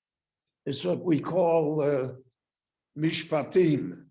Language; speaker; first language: English; native; English